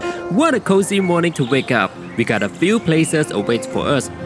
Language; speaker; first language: English; non-native, local second language; Chinese